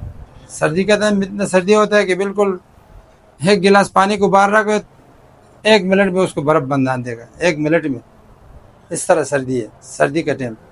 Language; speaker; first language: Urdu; non-native, fluent; Pashto